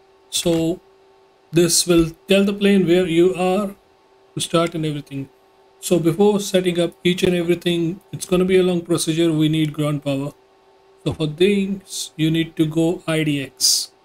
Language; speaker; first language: English; non-native, local second language; Hindi